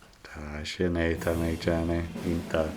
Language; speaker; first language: Irish; non-native, local second language; English